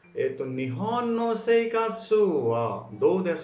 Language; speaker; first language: Japanese; non-native, fluent; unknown